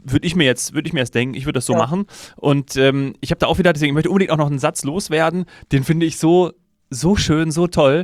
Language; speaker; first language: German; native; German